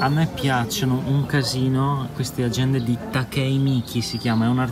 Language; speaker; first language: Italian; native; Italian